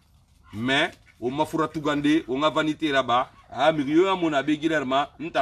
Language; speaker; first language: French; non-native, local second language; Susu